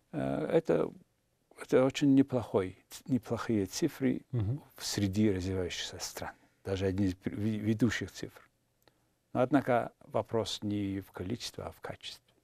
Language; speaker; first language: Russian; non-native, fluent; Mongolian